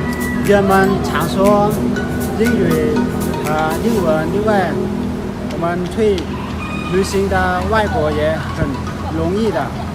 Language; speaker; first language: Chinese; non-native, learner; Lao